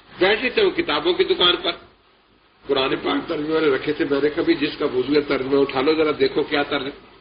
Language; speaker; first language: Urdu; non-native, local second language; Punjabi